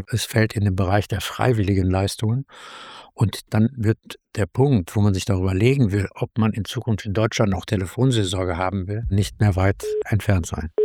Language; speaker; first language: German; native; German